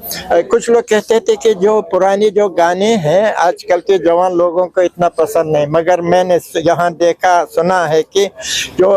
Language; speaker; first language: Hindi; non-native, fluent; Uzbek